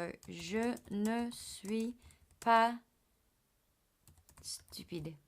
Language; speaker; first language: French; non-native, fluent; English